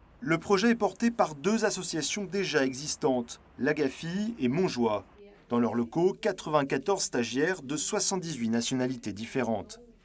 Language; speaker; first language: French; native; French